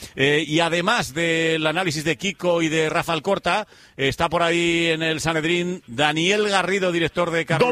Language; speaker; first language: Spanish; native; Spanish